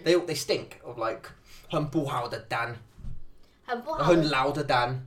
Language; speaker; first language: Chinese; non-native, learner; English